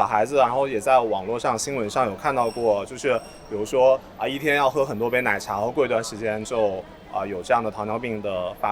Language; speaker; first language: Chinese; native; Chinese